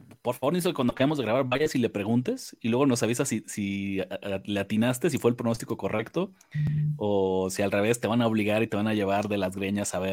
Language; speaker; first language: Spanish; native; Spanish